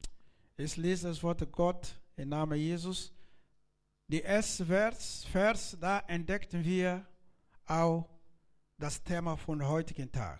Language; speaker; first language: German; non-native, learner; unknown